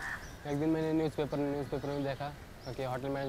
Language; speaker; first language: Hindi; non-native, local second language; Marathi